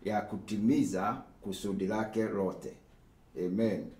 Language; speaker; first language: English; non-native, local second language; Swahili